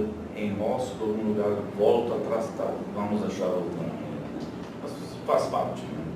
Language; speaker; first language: Portuguese; non-native, fluent; Slovenian